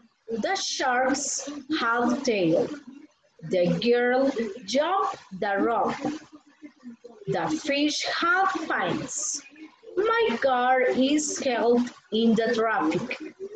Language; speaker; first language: English; non-native, learner; Spanish